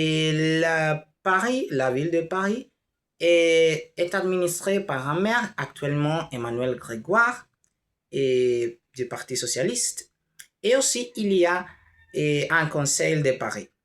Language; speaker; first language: French; non-native, learner; Spanish